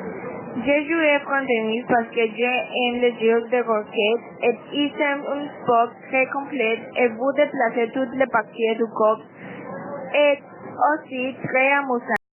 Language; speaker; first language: French; non-native, learner; Spanish